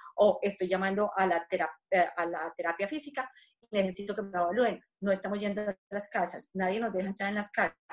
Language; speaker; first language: Spanish; native; Spanish